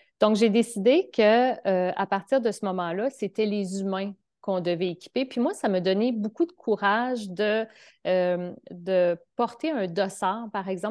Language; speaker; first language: French; native; French